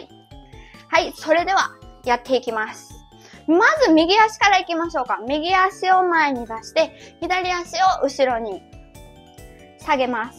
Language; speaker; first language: Japanese; native; Japanese